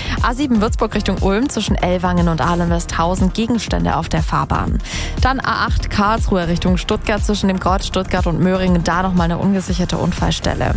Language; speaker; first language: German; native; German